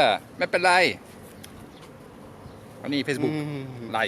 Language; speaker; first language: Thai; non-native, learner; French